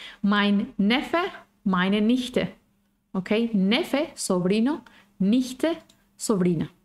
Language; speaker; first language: German; non-native, fluent; Spanish